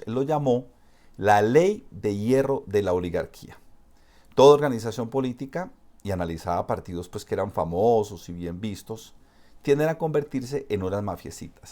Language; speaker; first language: Spanish; native; Spanish